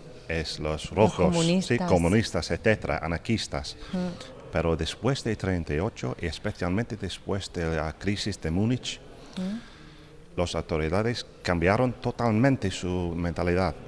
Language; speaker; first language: Spanish; non-native, fluent; English